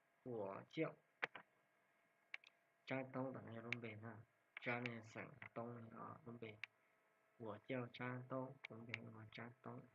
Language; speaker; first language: Chinese; non-native, fluent; Hmong